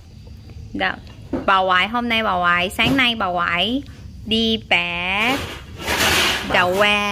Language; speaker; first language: Vietnamese; non-native, learner; Thai